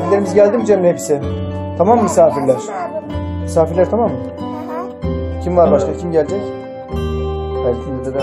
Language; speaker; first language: Turkish; native; Turkish